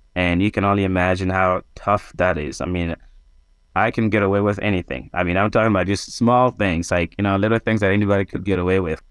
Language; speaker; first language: English; non-native, fluent; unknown